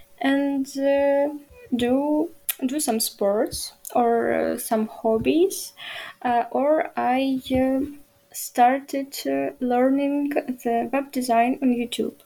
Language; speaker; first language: English; non-native, learner; Ukrainian